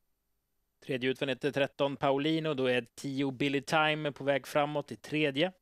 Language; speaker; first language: Swedish; native; Swedish